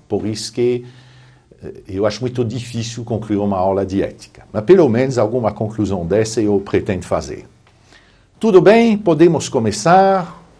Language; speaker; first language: Portuguese; non-native, fluent; French